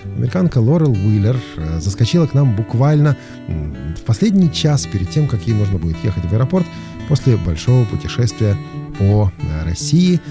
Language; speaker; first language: Russian; native; Russian